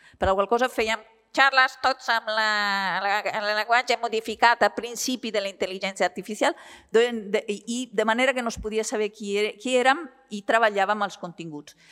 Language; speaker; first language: Catalan; non-native, fluent; Italian